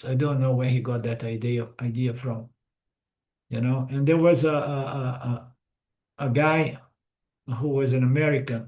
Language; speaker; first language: English; non-native, fluent; Portuguese